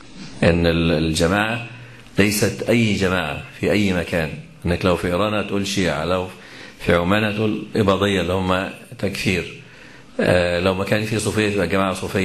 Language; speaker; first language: Arabic; native; Arabic